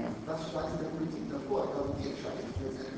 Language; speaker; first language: German; native; German